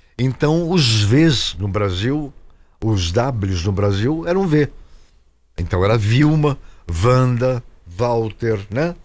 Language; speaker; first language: Portuguese; native; Portuguese